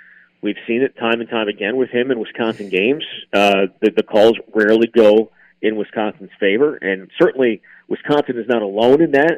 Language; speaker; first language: English; native; English